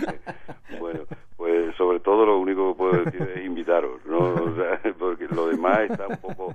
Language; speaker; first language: Spanish; native; Spanish